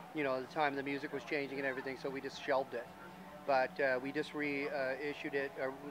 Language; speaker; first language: English; native; English